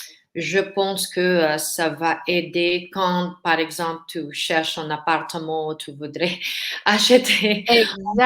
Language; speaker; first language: French; non-native, learner; Filipino